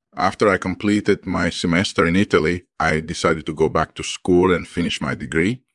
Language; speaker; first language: English; early bilingual, other home language; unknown